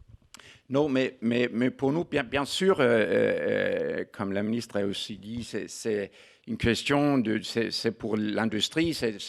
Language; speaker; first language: French; non-native, fluent; Danish